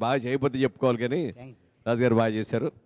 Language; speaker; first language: Telugu; native; Telugu